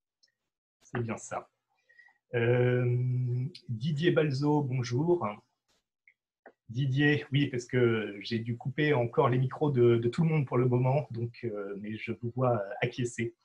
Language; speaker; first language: French; native; French